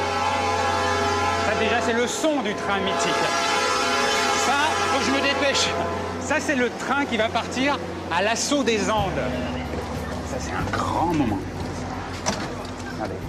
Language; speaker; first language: French; native; French